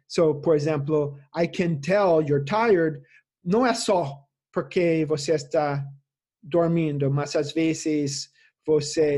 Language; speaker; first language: Portuguese; non-native, fluent; English